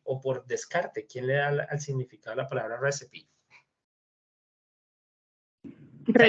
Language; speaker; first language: Spanish; native; Spanish